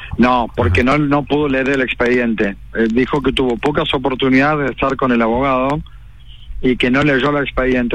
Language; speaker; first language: Spanish; native; Spanish